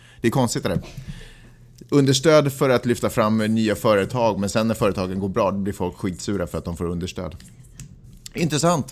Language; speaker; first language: Swedish; native; Swedish